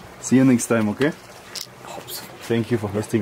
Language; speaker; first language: English; non-native, learner; French